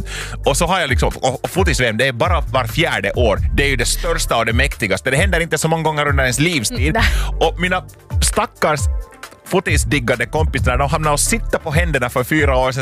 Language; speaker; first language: Swedish; native; Swedish